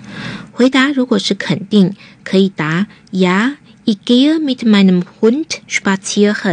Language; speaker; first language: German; non-native, fluent; Chinese